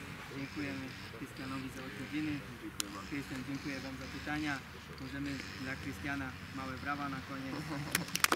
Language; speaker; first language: Polish; native; Polish